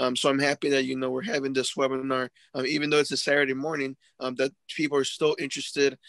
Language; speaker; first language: English; early bilingual, other home language; Spanish